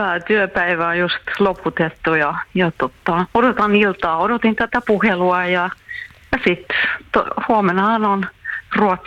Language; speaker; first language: Finnish; non-native, local second language; Swedish